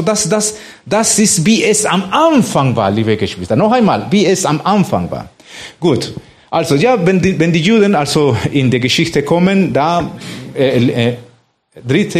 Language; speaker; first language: German; non-native, fluent; Spanish